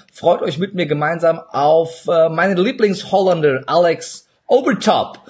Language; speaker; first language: German; early bilingual, other home language; Turkish